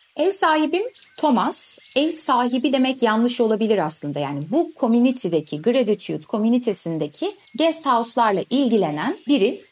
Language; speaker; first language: Turkish; native; Turkish